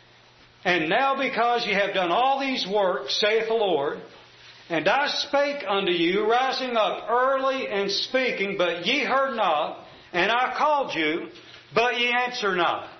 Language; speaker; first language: English; native; English